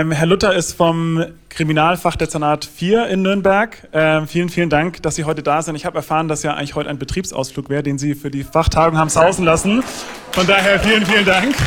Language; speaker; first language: German; native; German